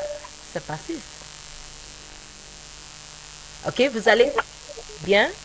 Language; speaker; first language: French; non-native, fluent; Yoruba